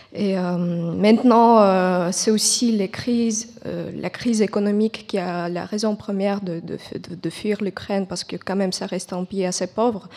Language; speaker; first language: French; non-native, fluent; Ukrainian